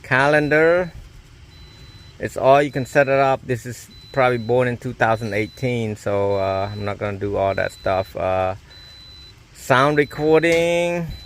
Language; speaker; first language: English; non-native, local second language; Khmer